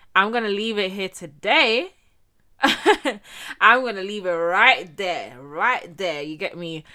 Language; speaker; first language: English; early bilingual, heritage; Spanish